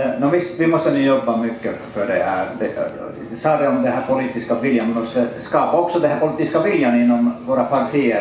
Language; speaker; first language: Swedish; non-native, fluent; Finnish